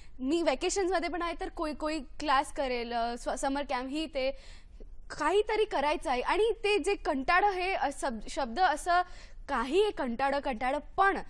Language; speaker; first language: Marathi; non-native, local second language; Gujarati